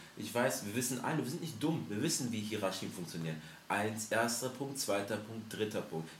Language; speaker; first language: German; early bilingual, other home language; French